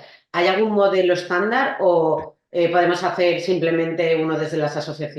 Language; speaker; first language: Spanish; native; Spanish